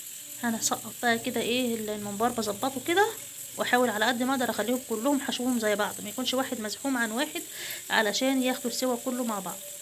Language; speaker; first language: Arabic; native; Arabic